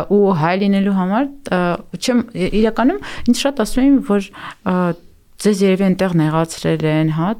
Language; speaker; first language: Armenian; native; Armenian